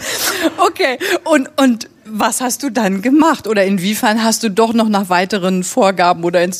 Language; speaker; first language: German; native; German